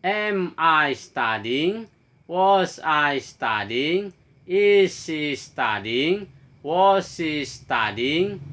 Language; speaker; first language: English; non-native, fluent; Indonesian